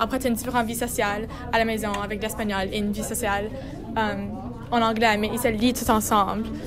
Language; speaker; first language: French; non-native, local second language; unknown